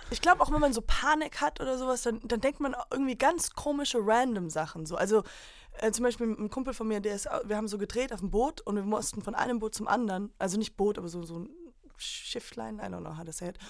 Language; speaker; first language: German; early bilingual, heritage; German